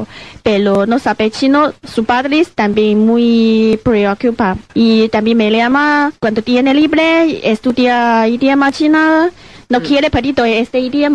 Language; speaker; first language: Spanish; non-native, learner; Chinese